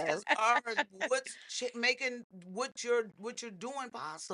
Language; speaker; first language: English; native; English